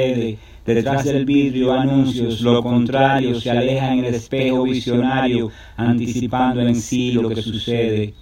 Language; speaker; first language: Spanish; native; Spanish